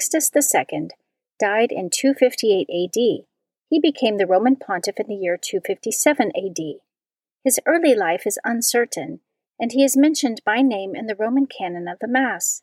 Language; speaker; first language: English; native; English